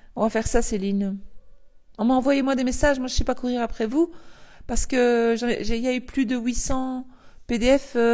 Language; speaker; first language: French; native; French